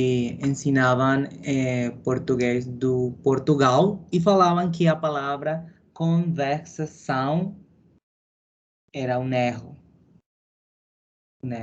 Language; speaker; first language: Portuguese; non-native, learner; Spanish